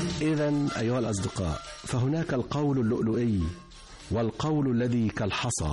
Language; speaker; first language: Arabic; native; Arabic